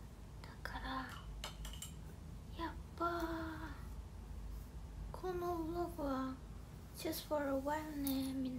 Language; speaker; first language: Japanese; non-native, fluent; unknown